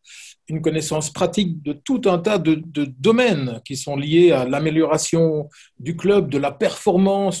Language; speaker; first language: French; native; French